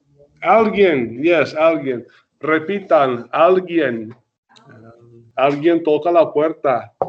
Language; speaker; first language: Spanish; non-native, fluent; English